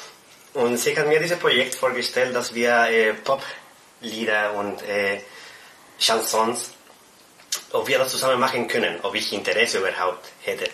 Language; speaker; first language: German; non-native, fluent; Spanish